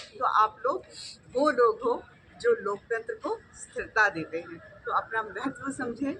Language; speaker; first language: Hindi; native; Hindi